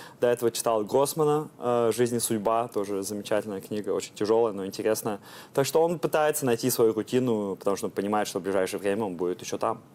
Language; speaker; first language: Russian; early bilingual, heritage; Russian